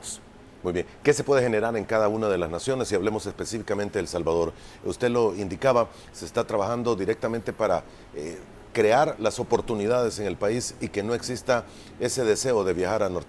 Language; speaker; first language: Spanish; native; Spanish